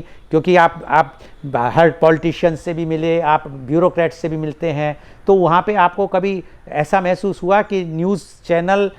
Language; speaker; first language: Hindi; native; Hindi